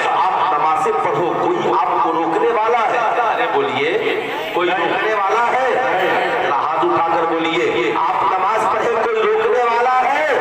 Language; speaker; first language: Urdu; native; Urdu